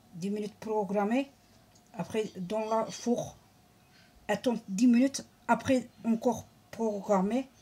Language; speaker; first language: French; non-native, learner; Turkish